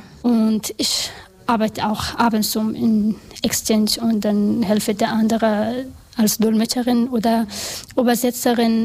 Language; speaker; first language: German; non-native, learner; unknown